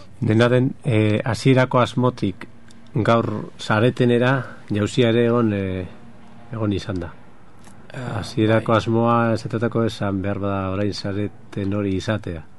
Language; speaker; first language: Basque; native; Basque